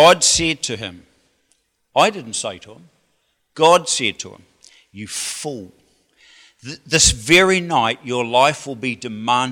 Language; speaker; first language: English; native; English